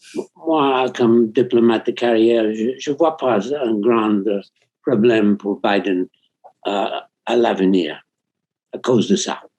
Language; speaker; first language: French; non-native, fluent; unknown